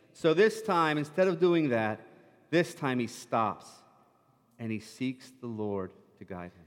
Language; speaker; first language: English; native; English